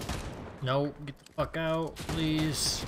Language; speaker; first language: English; native; English